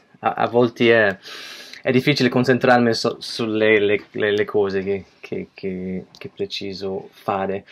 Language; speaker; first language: Italian; non-native, learner; English